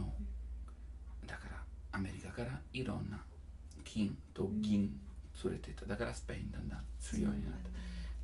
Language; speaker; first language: Japanese; non-native, learner; Italian